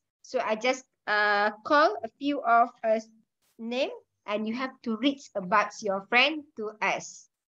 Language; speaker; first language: English; non-native, local second language; Malay